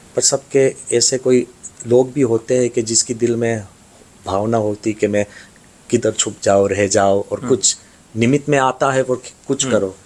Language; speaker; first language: Hindi; non-native, fluent; Gujarati